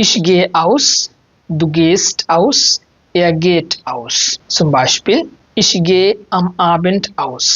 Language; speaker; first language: German; non-native, fluent; Bangla